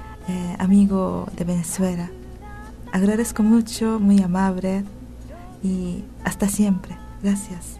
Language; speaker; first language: Spanish; non-native, fluent; Japanese